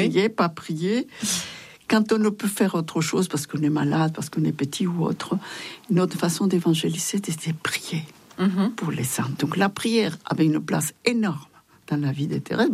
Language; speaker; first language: French; non-native, fluent; Spanish